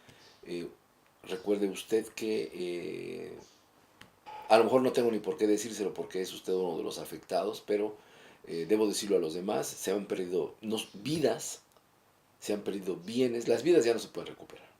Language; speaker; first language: Spanish; native; Spanish